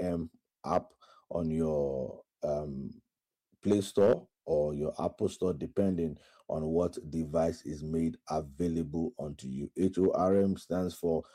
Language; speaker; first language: English; non-native, local second language; Yoruba